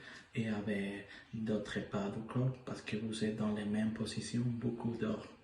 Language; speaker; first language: French; non-native, learner; Spanish